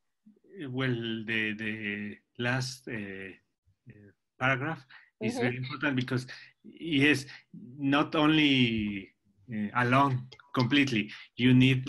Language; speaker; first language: English; non-native, learner; Spanish